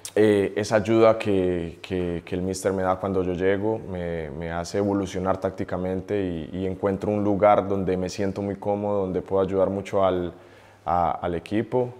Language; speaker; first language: Spanish; native; Spanish